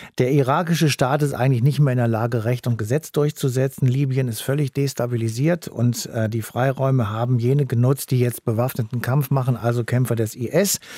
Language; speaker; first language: German; native; German